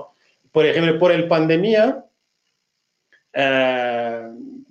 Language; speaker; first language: Spanish; non-native, fluent; Kurdish